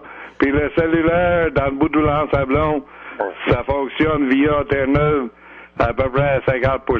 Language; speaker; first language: French; native; French